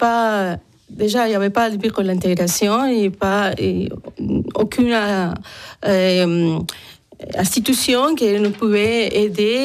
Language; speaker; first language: French; non-native, fluent; Spanish